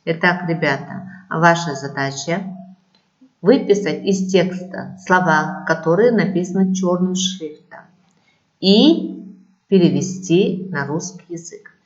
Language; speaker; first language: Russian; non-native, local second language; Kazakh